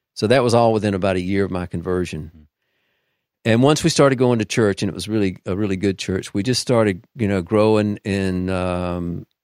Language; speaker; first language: English; native; English